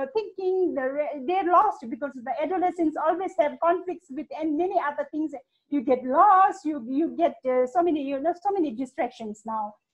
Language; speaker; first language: English; non-native, fluent; Hindi